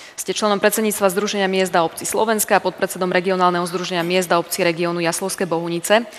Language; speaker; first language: Slovak; native; Slovak